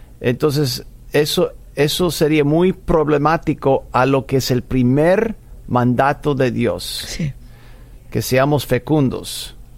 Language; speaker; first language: Spanish; non-native, fluent; English